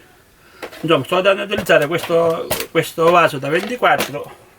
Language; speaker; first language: Italian; native; Italian